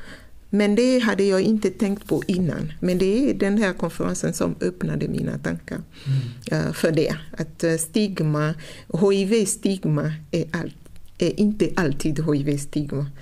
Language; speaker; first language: Swedish; non-native, fluent; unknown